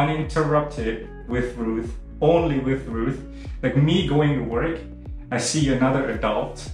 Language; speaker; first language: English; non-native, fluent; Indonesian